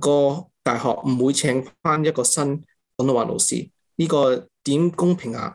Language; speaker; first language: Cantonese; early bilingual, heritage; English